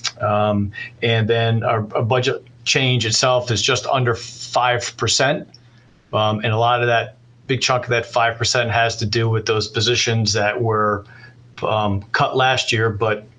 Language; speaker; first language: English; native; English